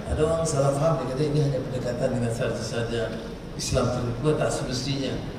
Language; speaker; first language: Malay; native; Malay